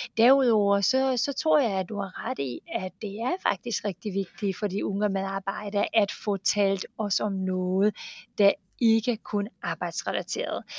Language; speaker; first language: Danish; non-native, fluent; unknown